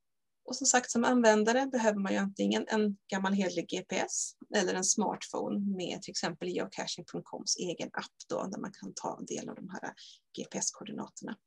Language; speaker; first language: Swedish; native; Swedish